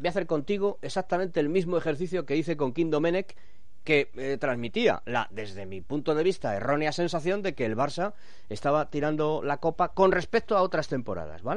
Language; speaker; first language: Spanish; native; Spanish